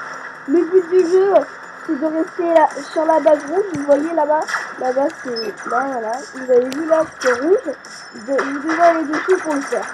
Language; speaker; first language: French; native; French